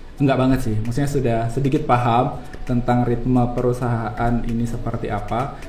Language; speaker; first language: Indonesian; native; Indonesian